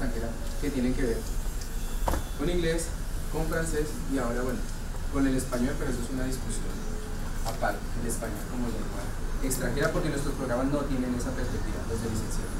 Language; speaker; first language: Spanish; native; Spanish